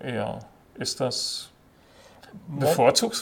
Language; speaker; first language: German; native; German